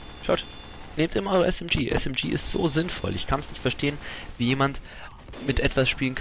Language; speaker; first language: German; native; German